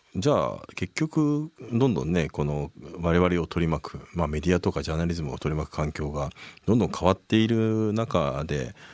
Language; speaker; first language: Japanese; native; Japanese